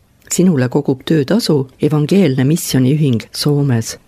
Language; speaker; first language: Estonian; native; Estonian